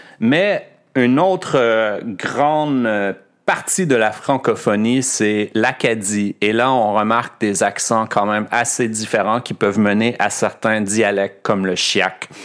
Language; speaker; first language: French; native; French